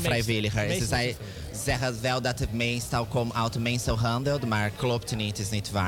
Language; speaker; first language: Dutch; non-native, learner; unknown